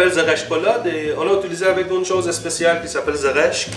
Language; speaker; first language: French; non-native, learner; Persian